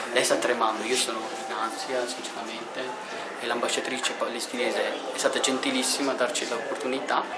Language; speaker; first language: Italian; early bilingual, other home language; Urdu